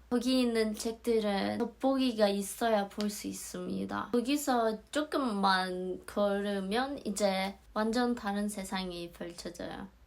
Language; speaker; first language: Korean; non-native, fluent; Azerbaijani